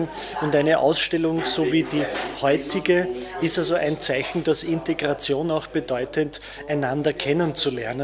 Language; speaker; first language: German; native; German